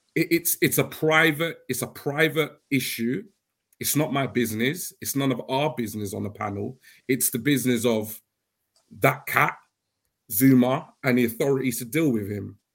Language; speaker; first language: English; native; English